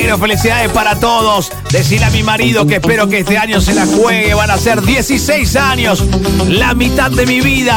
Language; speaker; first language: Spanish; native; Spanish